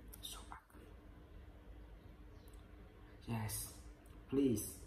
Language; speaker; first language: English; non-native, learner; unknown